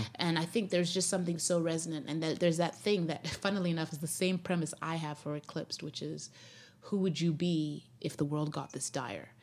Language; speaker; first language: English; native; English